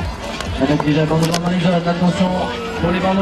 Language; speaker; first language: French; native; French